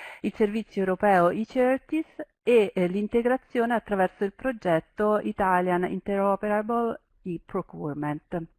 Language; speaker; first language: Italian; native; Italian